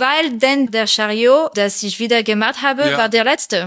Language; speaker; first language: German; non-native, fluent; French